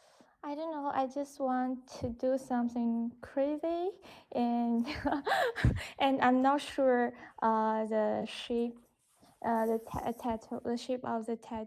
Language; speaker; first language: English; non-native, learner; Chinese